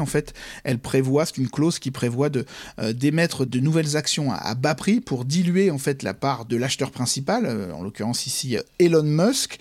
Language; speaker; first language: French; native; French